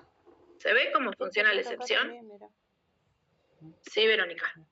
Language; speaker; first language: Spanish; native; Spanish